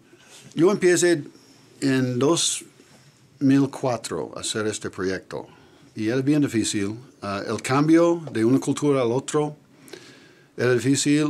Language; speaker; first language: Spanish; non-native, fluent; English